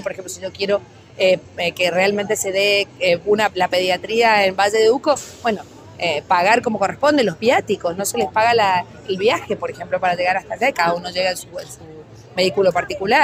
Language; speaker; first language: Spanish; native; Spanish